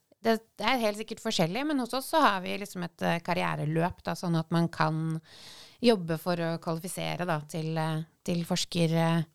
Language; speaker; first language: Norwegian; native; Norwegian